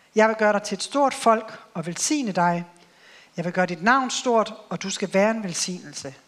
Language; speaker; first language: English; non-native, fluent; Swedish